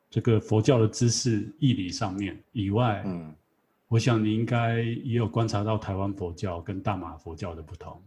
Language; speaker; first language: Chinese; native; Chinese